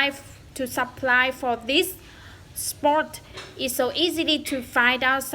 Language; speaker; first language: English; non-native, learner; Vietnamese